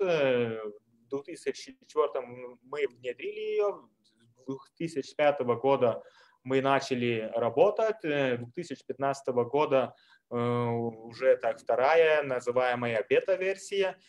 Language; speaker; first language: Russian; non-native, fluent; Lithuanian